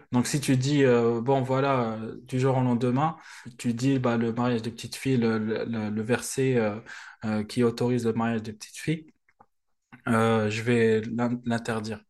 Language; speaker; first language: French; non-native, local second language; Arabic